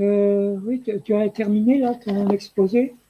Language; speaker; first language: French; native; French